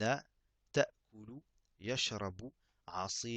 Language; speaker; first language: Arabic; non-native, fluent; French